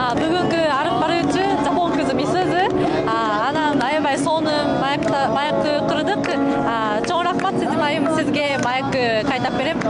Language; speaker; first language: Kyrgyz; non-native, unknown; Japanese